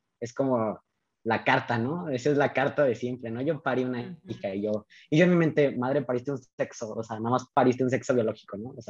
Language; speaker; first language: Spanish; native; Spanish